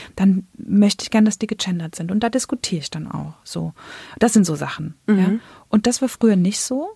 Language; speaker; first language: German; native; German